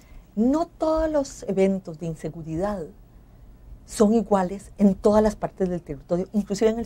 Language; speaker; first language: Spanish; native; Spanish